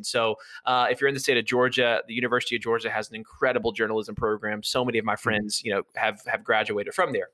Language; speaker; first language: English; native; English